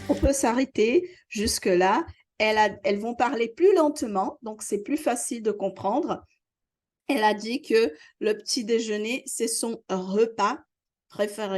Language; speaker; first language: French; non-native, fluent; Portuguese